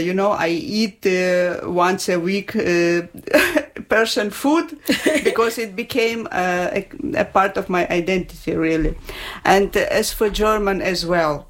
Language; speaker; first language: English; non-native, learner; Ukrainian